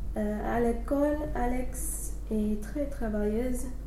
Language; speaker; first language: French; non-native, fluent; English